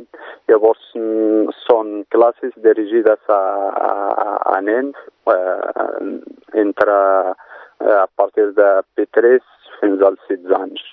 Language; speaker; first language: Catalan; non-native, fluent; Berber languages